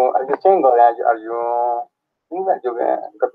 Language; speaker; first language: English; non-native, learner; Spanish